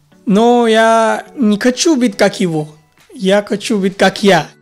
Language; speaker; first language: Russian; non-native, fluent; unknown